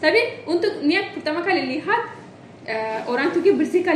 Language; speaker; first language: Indonesian; non-native, learner; Turkish